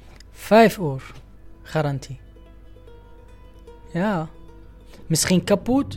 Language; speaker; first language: Dutch; non-native, learner; Arabic